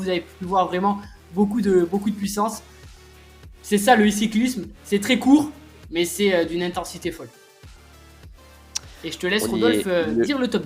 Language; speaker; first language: French; native; French